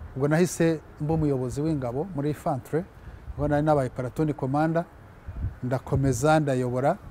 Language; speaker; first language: Kinyarwanda; early bilingual, heritage; Kinyarwanda